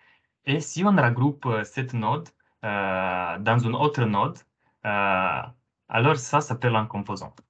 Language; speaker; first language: French; non-native, fluent; Romanian